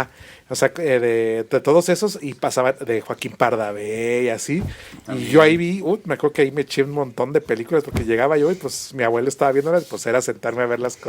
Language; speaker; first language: Spanish; native; Spanish